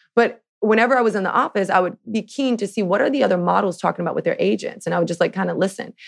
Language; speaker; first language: English; native; English